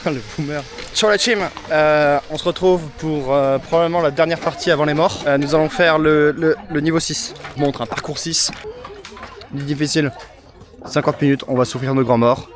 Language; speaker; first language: French; native; French